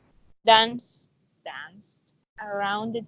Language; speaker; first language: English; non-native, learner; Spanish